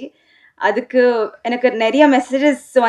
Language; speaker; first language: Tamil; non-native, learner; Telugu